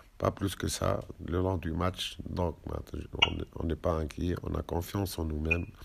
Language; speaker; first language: French; non-native, local second language; Arabic